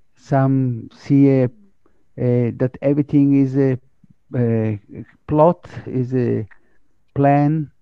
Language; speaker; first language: English; non-native, fluent; Italian